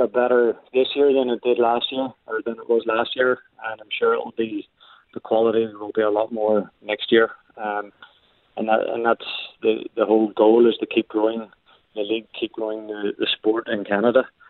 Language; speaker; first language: English; native; English